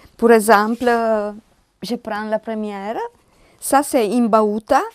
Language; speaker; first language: French; non-native, learner; Italian